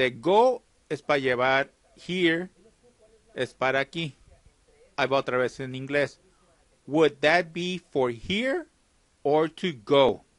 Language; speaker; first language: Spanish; early bilingual, heritage; Spanish